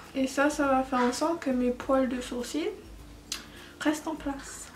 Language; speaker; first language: French; early bilingual, heritage; French